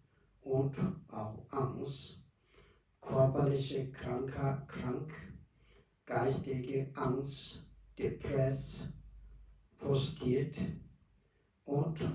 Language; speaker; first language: German; non-native, learner; Tibetan